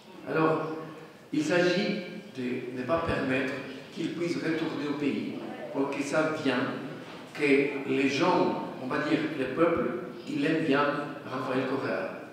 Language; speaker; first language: French; non-native, fluent; Spanish